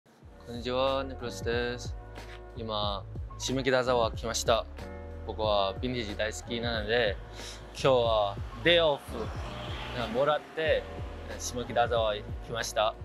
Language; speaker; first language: Japanese; non-native, fluent; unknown